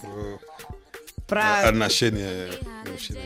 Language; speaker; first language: Russian; non-native, fluent; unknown